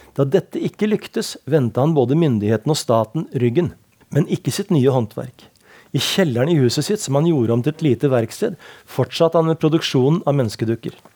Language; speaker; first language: Norwegian; native; Norwegian